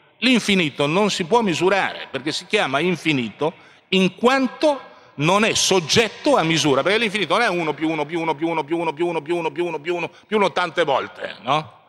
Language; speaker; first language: Italian; native; Italian